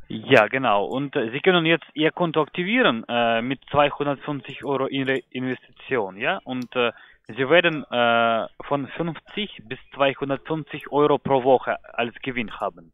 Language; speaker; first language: German; non-native, learner; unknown